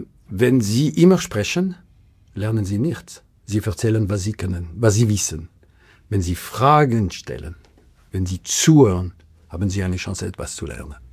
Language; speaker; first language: German; non-native, local second language; French